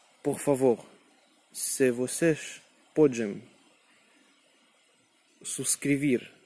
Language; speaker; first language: Portuguese; non-native, learner; Spanish